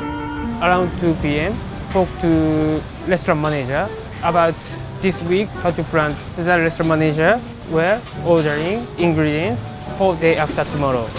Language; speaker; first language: English; non-native, learner; Japanese